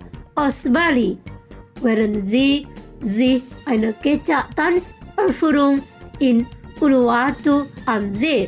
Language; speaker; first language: German; non-native, fluent; Indonesian